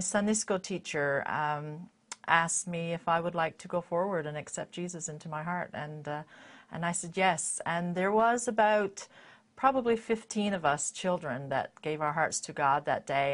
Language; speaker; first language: English; native; English